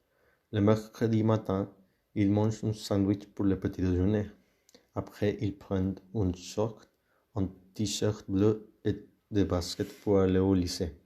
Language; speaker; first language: French; non-native, learner; Spanish